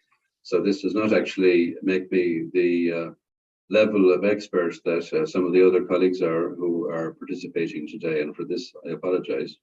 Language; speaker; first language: English; non-native, fluent; Irish